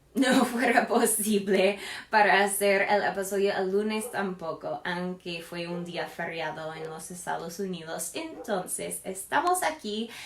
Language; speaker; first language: Spanish; non-native, fluent; English